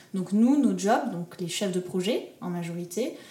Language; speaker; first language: French; native; French